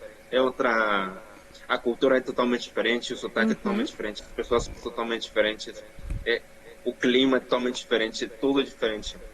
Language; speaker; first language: Portuguese; non-native, fluent; Spanish